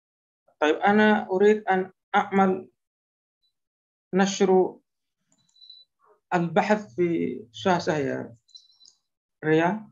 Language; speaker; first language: Arabic; non-native, fluent; Indonesian